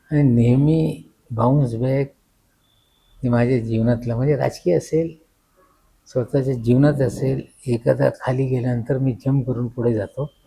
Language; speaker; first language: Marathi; non-native, local second language; Urdu